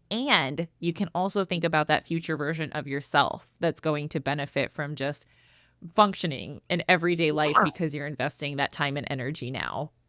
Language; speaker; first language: English; native; English